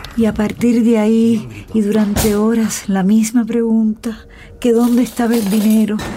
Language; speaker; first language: Spanish; native; Spanish